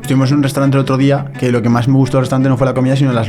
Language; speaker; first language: Spanish; native; Spanish